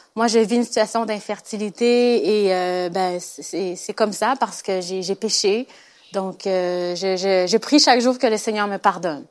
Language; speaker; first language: French; native; French